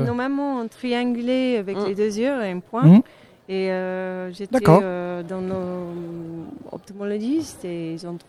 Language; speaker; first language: French; non-native, fluent; English